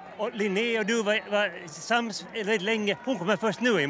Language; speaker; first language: Swedish; native; Swedish